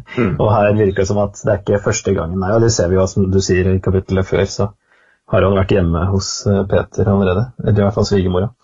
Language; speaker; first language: Norwegian; native; Norwegian